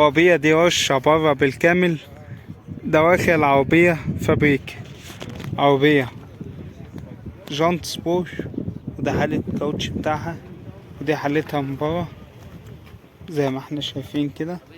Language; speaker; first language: Arabic; native; Arabic